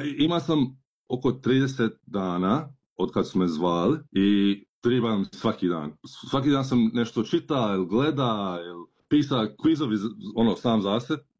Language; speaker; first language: Serbian; early bilingual, heritage; Croatian